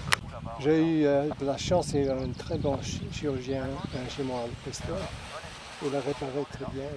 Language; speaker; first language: French; non-native, fluent; English